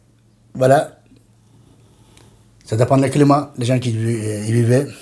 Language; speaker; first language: French; non-native, learner; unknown